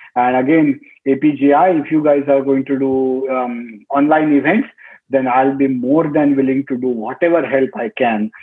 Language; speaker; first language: English; non-native, local second language; Marathi